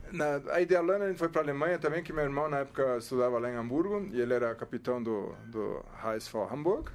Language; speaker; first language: Portuguese; non-native, fluent; German